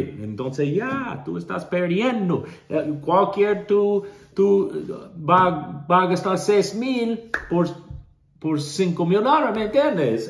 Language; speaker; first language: Spanish; non-native, learner; English